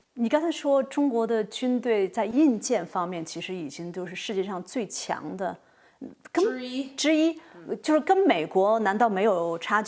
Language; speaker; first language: Chinese; native; Chinese